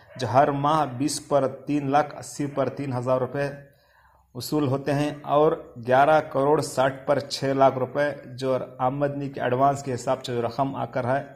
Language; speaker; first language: Urdu; native; Urdu